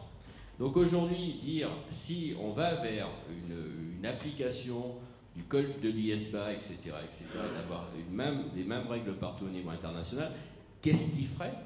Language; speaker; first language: French; native; French